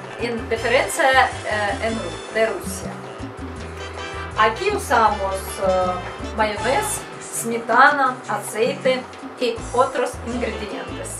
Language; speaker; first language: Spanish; non-native, learner; Russian